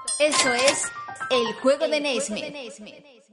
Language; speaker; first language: Spanish; non-native, learner; Croatian